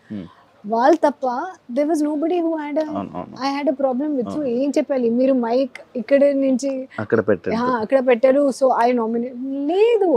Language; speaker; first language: Telugu; non-native, learner; Hindi